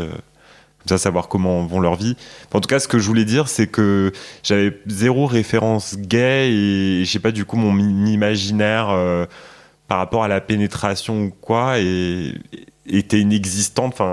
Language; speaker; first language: French; native; French